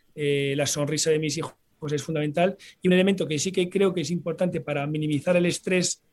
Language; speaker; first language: Spanish; early bilingual, heritage; Spanish